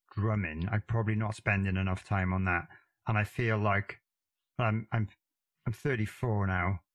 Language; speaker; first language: English; native; English